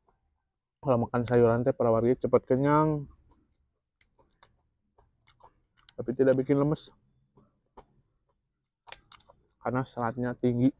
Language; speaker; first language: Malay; non-native, local second language; Sundanese